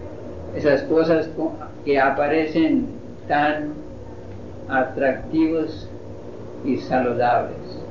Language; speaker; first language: Spanish; non-native, fluent; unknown